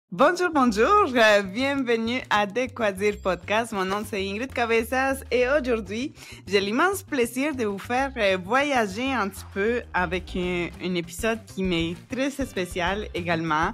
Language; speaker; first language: French; non-native, fluent; Spanish